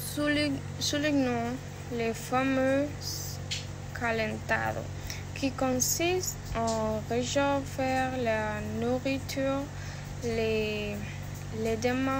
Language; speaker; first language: French; non-native, learner; Spanish